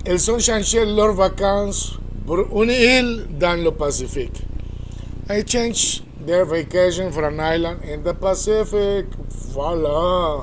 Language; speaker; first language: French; non-native, fluent; Spanish